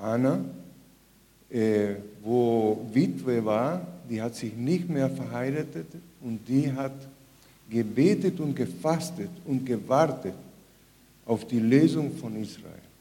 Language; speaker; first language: German; non-native, fluent; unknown